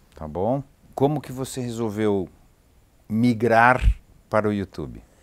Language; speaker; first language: Portuguese; native; Portuguese